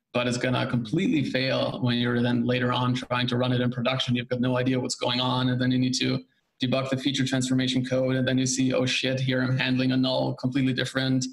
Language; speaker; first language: English; non-native, fluent; German